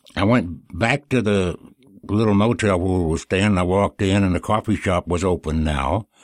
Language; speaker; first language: English; native; English